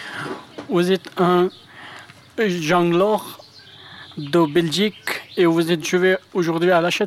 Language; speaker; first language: French; non-native, learner; Pashto